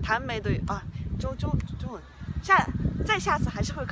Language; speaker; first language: Korean; non-native, learner; Chinese